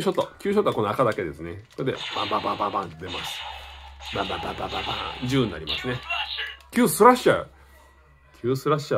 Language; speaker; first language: Japanese; native; Japanese